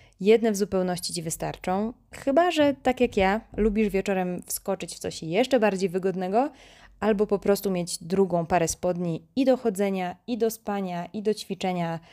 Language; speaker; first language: Polish; native; Polish